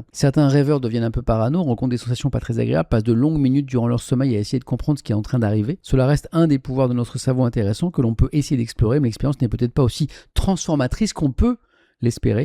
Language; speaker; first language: French; native; French